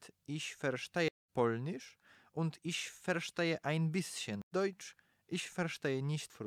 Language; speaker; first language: German; non-native, learner; Polish